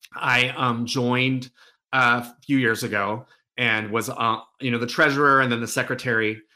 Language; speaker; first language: English; native; English